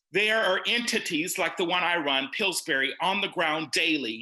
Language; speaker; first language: English; native; English